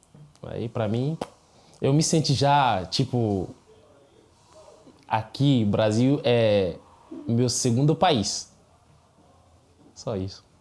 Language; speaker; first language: Portuguese; non-native, fluent; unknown